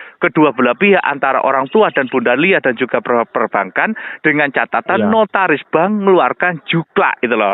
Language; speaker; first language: Indonesian; non-native, local second language; Javanese